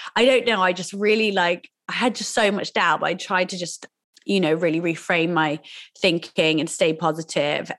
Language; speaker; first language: English; native; English